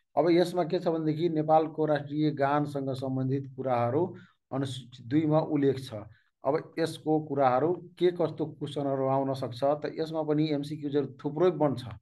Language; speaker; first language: Nepali; non-native, local second language; Maithili